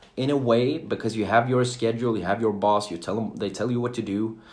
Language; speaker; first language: English; non-native, fluent; Swedish